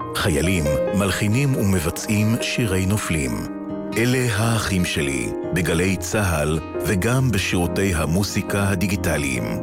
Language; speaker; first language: Hebrew; native; Hebrew